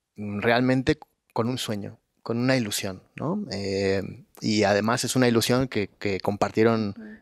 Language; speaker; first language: Spanish; native; Spanish